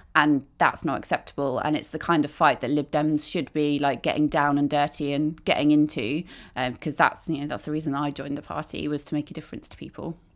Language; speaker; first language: English; native; English